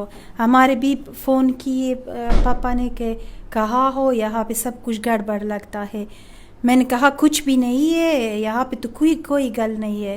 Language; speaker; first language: Hindi; non-native, fluent; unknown